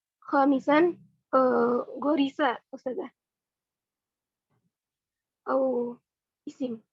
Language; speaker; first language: Arabic; non-native, learner; Indonesian